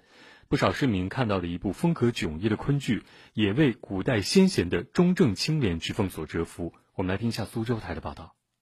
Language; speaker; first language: Chinese; native; Chinese